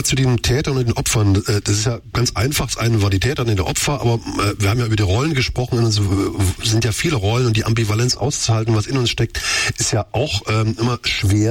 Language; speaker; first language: German; native; German